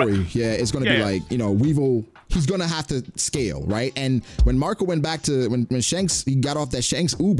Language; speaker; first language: English; native; English